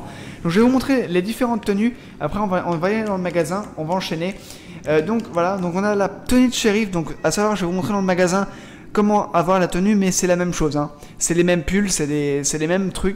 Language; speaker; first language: French; native; French